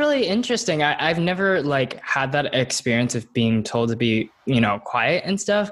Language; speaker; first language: English; native; English